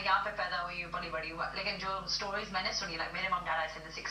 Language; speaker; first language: Hindi; early bilingual, heritage; Hindi